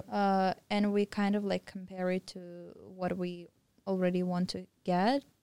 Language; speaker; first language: English; non-native, fluent; Russian